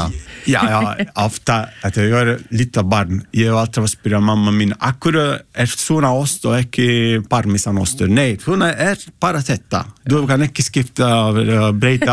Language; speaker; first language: Icelandic; non-native, learner; Italian